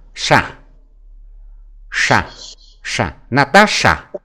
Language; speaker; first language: Vietnamese; native; Vietnamese